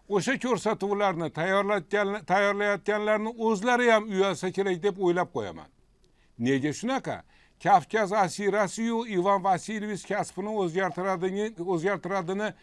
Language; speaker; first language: Uzbek; native; Uzbek